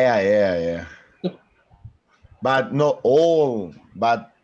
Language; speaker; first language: English; non-native, learner; Spanish